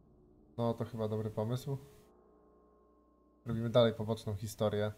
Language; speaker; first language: Polish; native; Polish